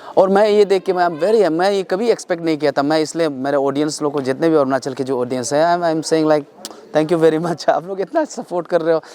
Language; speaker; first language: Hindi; non-native, local second language; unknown